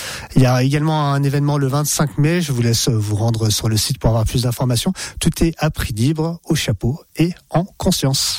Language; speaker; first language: French; native; French